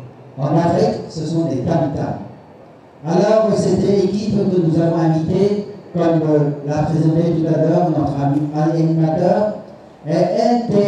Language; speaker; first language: French; non-native, fluent; Chinese